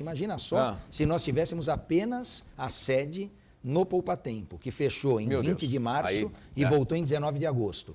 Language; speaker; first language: Portuguese; native; Portuguese